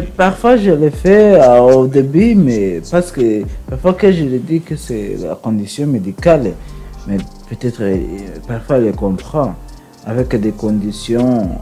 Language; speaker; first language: French; non-native, learner; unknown